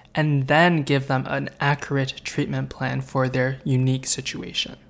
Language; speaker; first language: English; native; English